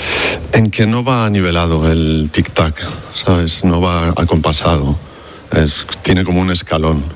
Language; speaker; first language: Spanish; native; Spanish